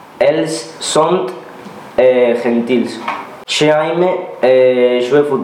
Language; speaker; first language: French; non-native, learner; Spanish